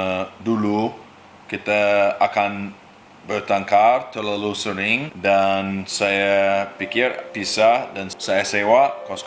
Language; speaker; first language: Indonesian; non-native, learner; English